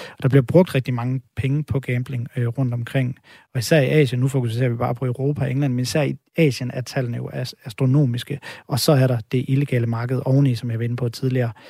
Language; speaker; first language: Danish; native; Danish